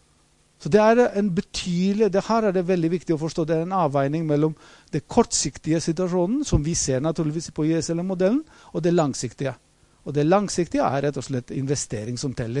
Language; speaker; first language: Norwegian; non-native, fluent; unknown